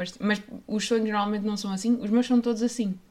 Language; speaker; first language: Portuguese; native; Portuguese